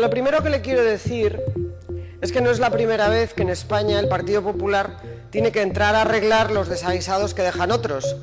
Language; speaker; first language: Spanish; native; Spanish